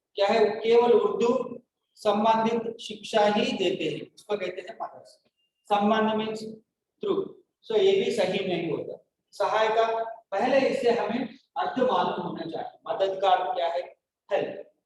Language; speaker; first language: Hindi; non-native, local second language; Telugu